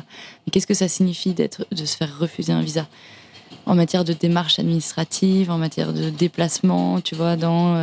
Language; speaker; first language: French; native; French